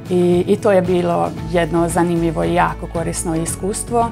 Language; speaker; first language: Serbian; non-native, local second language; Hungarian